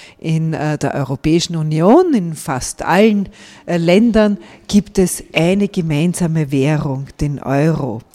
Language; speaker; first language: German; native; German